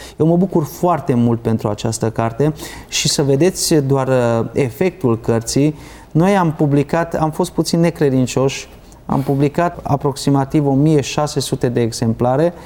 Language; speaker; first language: Romanian; non-native, local second language; Hungarian